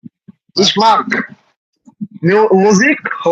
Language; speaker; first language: German; non-native, learner; Bangla